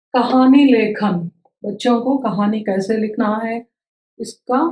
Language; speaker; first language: Hindi; non-native, local second language; Telugu